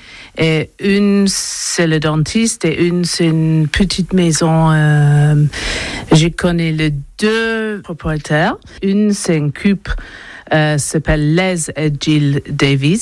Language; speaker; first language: French; non-native, learner; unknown